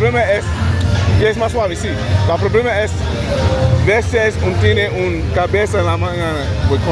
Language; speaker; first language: Spanish; non-native, learner; English